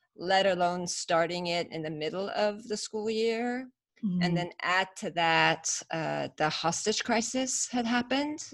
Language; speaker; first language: English; early bilingual, other home language; Persian